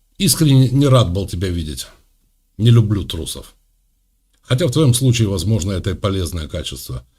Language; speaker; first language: Russian; native; Russian